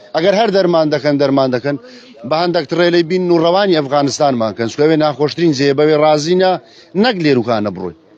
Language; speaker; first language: Central Kurdish; native; Central Kurdish